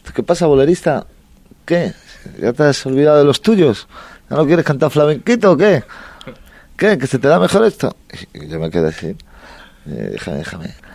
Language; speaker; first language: Spanish; native; Spanish